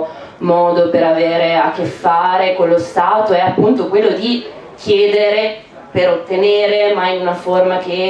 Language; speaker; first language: Italian; native; Italian